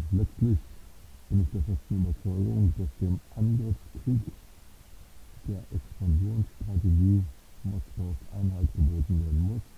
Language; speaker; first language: German; native; German